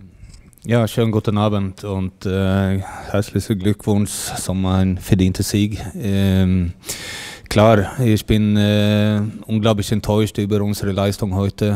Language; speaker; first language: German; non-native, fluent; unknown